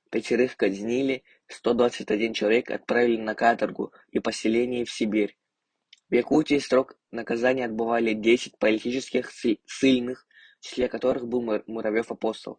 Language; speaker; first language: Russian; non-native, local second language; Yakut